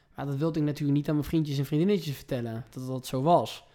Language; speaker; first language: Dutch; early bilingual, heritage; Dutch